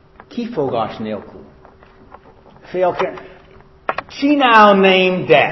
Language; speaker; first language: Hungarian; non-native, fluent; English